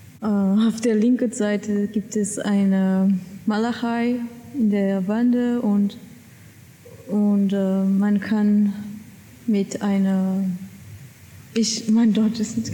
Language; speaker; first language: German; non-native, learner; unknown